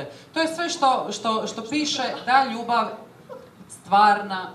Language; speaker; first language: Croatian; native; Croatian